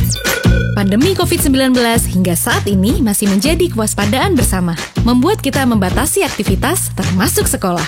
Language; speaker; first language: Indonesian; native; Indonesian